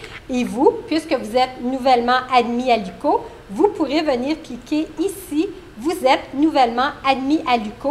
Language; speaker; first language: French; native; French